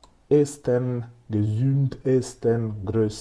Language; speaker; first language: German; non-native, fluent; Macedonian